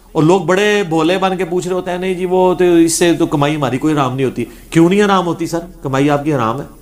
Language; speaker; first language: Urdu; non-native, local second language; Punjabi